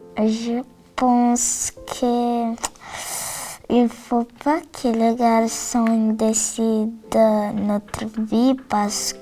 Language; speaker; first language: French; non-native, learner; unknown